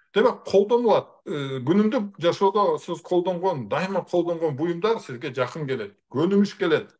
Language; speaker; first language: Kyrgyz; native; Kyrgyz